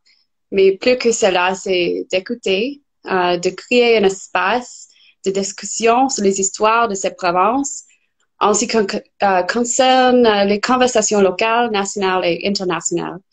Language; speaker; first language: French; non-native, fluent; English